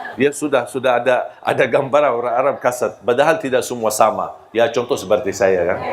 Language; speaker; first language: Malay; non-native, fluent; Arabic